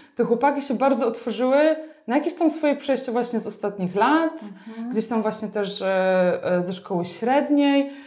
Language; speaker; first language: Polish; native; Polish